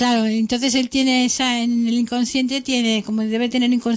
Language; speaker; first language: Spanish; native; Spanish